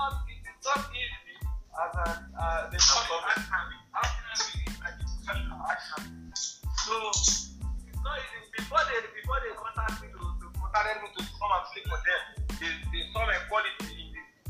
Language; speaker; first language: English; non-native, local second language; Yoruba